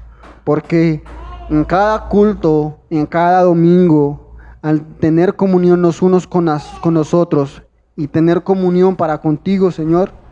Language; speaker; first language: Spanish; native; Spanish